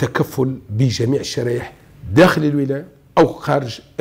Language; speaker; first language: Arabic; native; Arabic